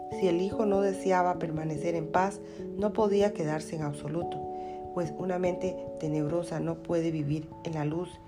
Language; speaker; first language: Spanish; native; Spanish